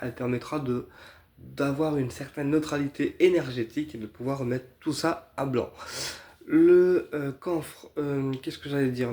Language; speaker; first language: French; native; French